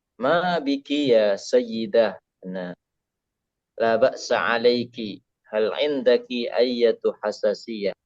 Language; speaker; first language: Arabic; non-native, fluent; Indonesian